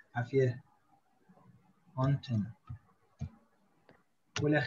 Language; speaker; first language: German; non-native, fluent; Arabic